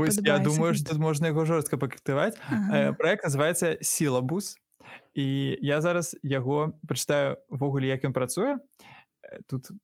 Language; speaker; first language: Belarusian; non-native, local second language; Russian